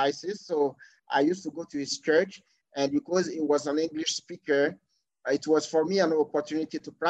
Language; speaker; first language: English; non-native, fluent; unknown